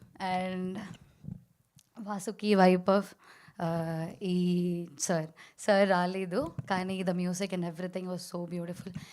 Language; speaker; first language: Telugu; non-native, learner; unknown